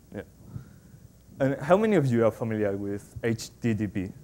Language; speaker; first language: English; non-native, fluent; Spanish